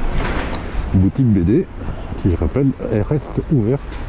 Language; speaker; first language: French; native; French